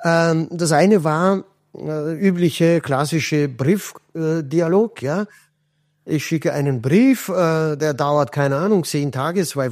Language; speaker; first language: German; non-native, fluent; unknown